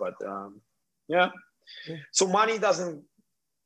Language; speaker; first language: English; non-native, fluent; Polish